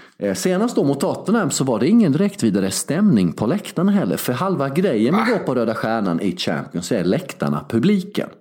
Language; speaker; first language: Swedish; early bilingual, other home language; Serbian